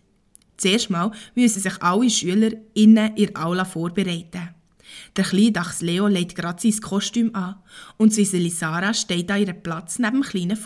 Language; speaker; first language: German; native; German